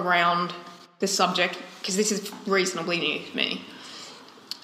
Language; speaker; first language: English; native; English